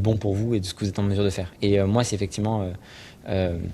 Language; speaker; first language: French; native; French